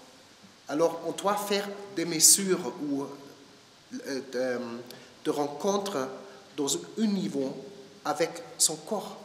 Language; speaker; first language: French; non-native, learner; German